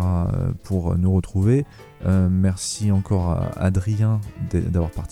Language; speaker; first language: French; native; French